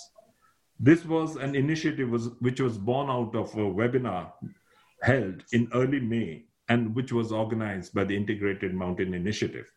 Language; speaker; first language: English; non-native, local second language; Nepali